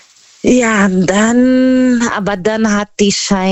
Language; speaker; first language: German; non-native, learner; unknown